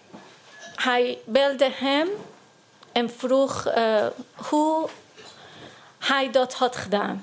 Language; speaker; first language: Dutch; non-native, learner; Persian